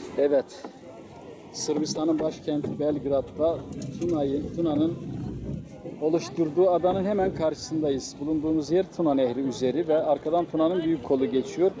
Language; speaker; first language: Turkish; native; Turkish